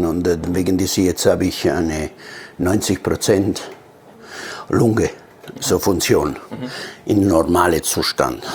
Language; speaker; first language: German; non-native, fluent; Italian